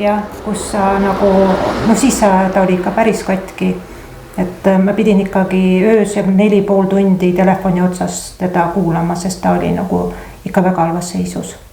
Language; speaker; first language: Estonian; native; Estonian